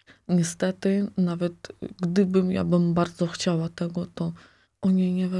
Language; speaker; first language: Polish; non-native, local second language; Ukrainian